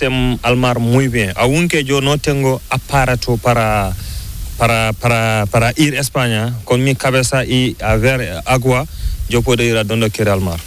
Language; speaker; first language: Spanish; non-native, learner; Fula